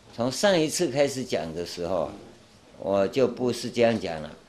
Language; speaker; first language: Chinese; non-native, local second language; Min Nan Chinese